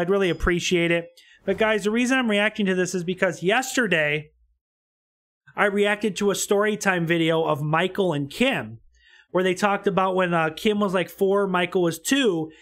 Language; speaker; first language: English; native; English